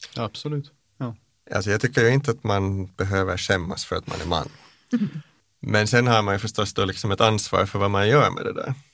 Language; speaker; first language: Swedish; native; Swedish